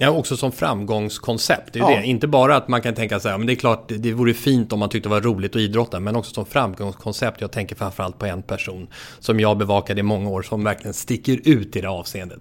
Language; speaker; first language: Swedish; native; Swedish